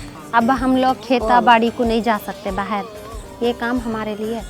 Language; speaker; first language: Hindi; non-native, local second language; Kannada